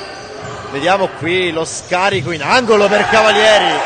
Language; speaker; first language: Italian; native; Italian